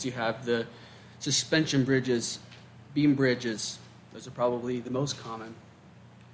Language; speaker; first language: English; native; English